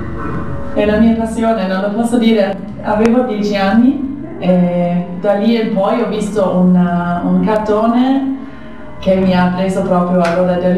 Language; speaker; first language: Italian; non-native, fluent; German